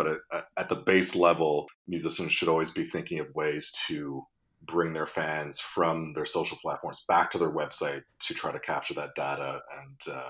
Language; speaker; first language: English; native; English